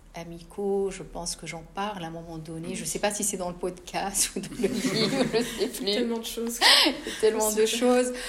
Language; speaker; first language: French; non-native, local second language; Arabic